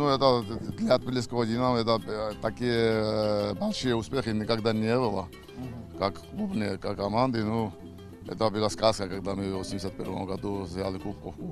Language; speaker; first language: Russian; non-native, local second language; Georgian